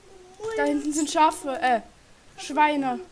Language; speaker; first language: German; early bilingual, other home language; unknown